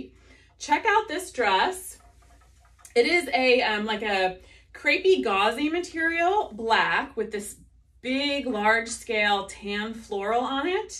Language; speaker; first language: English; native; English